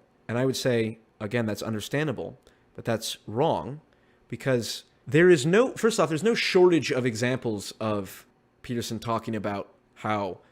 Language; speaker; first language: English; native; English